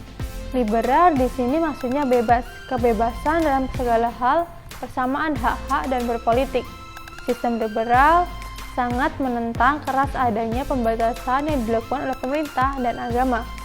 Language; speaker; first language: Indonesian; native; Indonesian